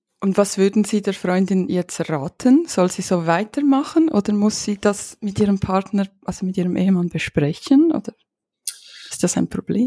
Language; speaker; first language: German; native; German